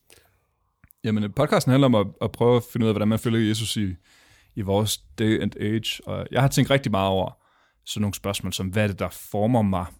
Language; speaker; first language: Danish; native; Danish